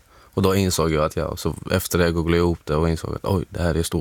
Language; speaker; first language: Swedish; non-native, fluent; Arabic